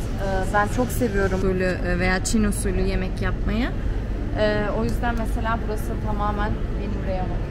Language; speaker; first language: Turkish; early bilingual, heritage; Turkish